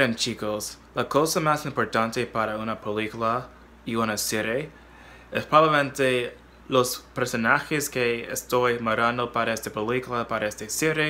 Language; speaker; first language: Spanish; non-native, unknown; English